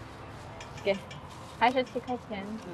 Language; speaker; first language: Chinese; non-native, fluent; Indonesian